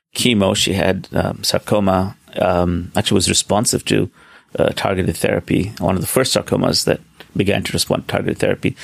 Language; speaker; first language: English; non-native, local second language; Hindi